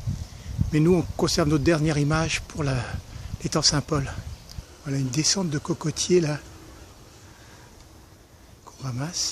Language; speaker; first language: French; native; French